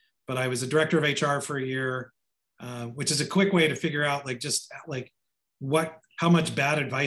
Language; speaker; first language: English; native; English